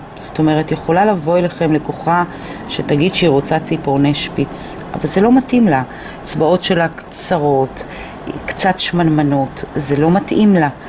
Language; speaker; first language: Hebrew; native; Hebrew